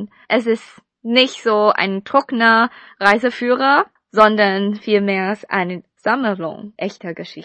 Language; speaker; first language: German; non-native, fluent; Chinese